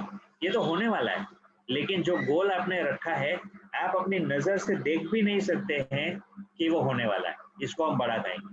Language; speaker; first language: Hindi; native; Hindi